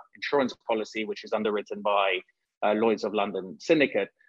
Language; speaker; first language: English; non-native, fluent; French